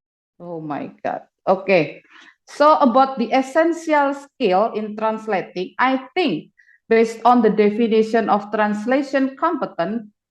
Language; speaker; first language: English; non-native, fluent; Indonesian